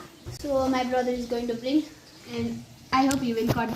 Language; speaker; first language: English; non-native, learner; Nepali